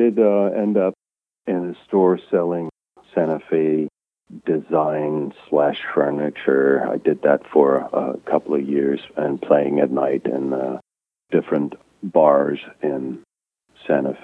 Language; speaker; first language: English; non-native, fluent; German